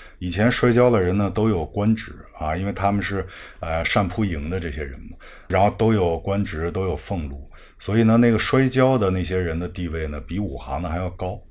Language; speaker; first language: Chinese; native; Chinese